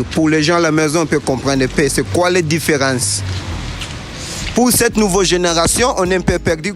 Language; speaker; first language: French; non-native, fluent; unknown